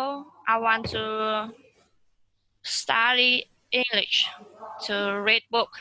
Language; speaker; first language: English; non-native, learner; Vietnamese